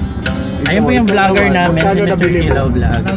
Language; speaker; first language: Filipino; native; Filipino